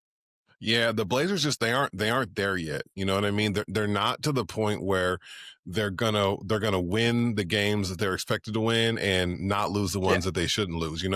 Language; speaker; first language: English; native; English